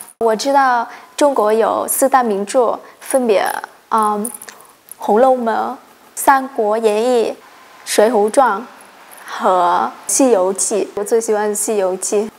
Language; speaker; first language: Chinese; non-native, fluent; Vietnamese